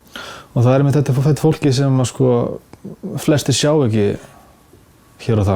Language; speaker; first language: Icelandic; native; Icelandic